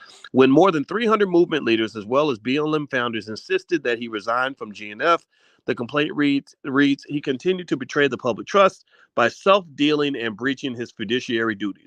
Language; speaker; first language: English; native; English